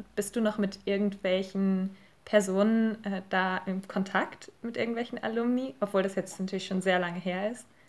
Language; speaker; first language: German; native; German